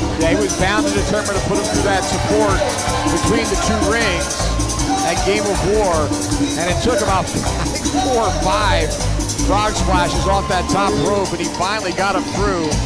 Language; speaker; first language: English; native; English